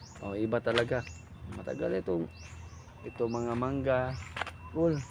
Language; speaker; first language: Filipino; non-native, local second language; Cebuano